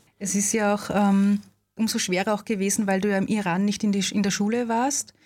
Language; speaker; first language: German; native; German